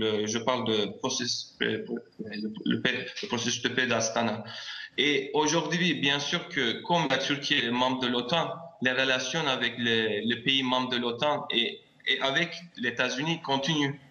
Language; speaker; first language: French; non-native, fluent; Turkish